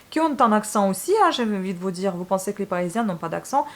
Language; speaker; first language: French; non-native, fluent; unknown